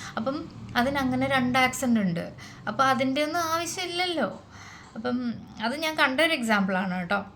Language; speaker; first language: Malayalam; native; Malayalam